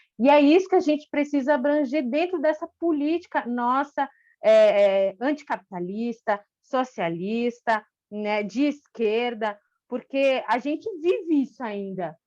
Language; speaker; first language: Portuguese; non-native, local second language; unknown